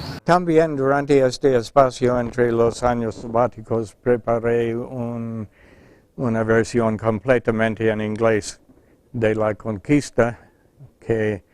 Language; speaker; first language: Spanish; non-native, fluent; English